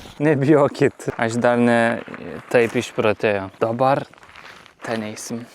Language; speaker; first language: Lithuanian; non-native, fluent; Turkish